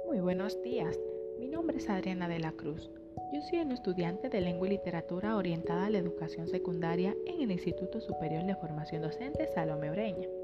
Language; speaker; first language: Spanish; native; Spanish